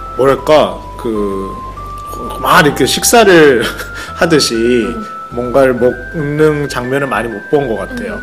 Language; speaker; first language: Korean; non-native, fluent; Japanese